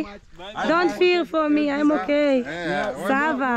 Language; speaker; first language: English; non-native, learner; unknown